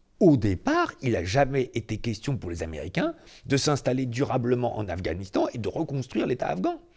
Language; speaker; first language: French; native; French